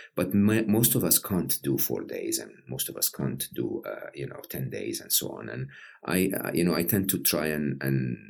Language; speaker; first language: English; non-native, fluent; Arabic